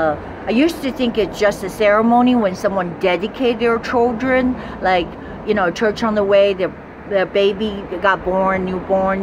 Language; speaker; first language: English; non-native, fluent; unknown